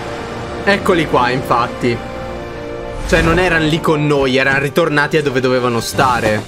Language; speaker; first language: Italian; native; Italian